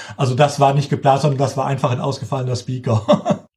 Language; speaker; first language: German; native; German